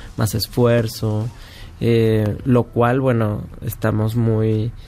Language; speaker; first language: Spanish; native; Spanish